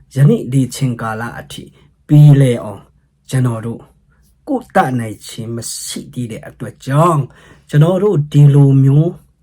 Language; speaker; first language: Burmese; non-native, local second language; Hakha Chin